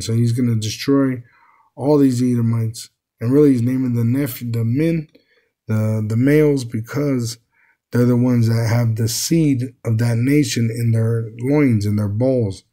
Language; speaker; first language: English; native; English